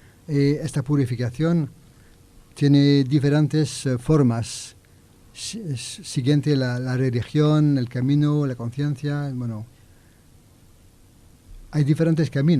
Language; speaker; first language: Spanish; non-native, learner; French